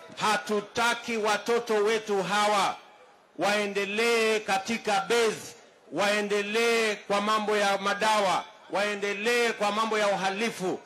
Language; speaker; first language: Swahili; non-native, local second language; Kalenjin